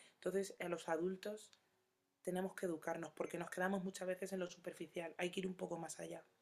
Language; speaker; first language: Spanish; early bilingual, other home language; Yoruba